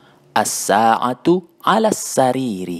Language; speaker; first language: Arabic; non-native, fluent; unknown